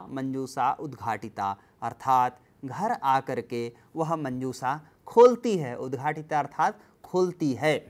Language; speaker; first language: Hindi; native; Hindi